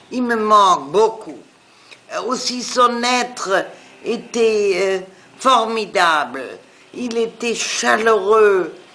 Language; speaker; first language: French; non-native, fluent; German